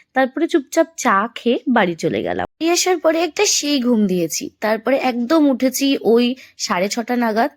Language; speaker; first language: Bangla; non-native, local second language; Hindi